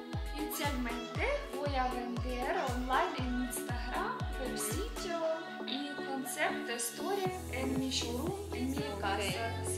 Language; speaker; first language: Spanish; non-native, learner; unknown